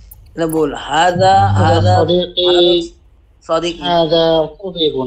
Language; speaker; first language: Arabic; non-native, learner; Bangla